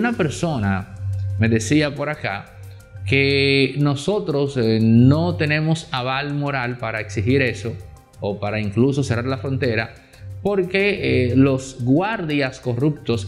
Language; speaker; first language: Spanish; native; Spanish